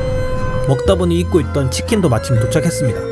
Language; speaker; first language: Korean; native; Korean